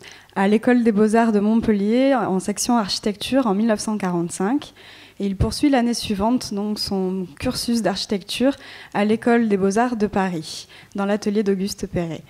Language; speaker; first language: French; native; French